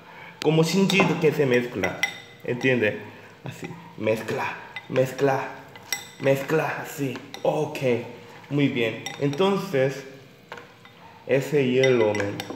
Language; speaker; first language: Spanish; non-native, learner; Korean